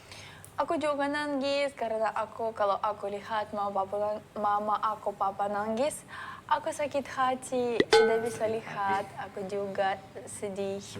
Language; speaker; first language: Indonesian; non-native, learner; Russian